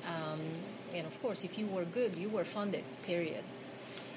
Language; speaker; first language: English; non-native, fluent; Hungarian